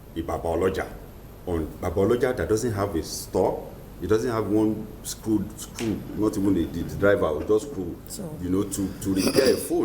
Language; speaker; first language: English; non-native, local second language; Yoruba